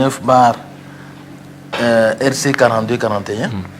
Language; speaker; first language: French; non-native, local second language; Luba-Lulua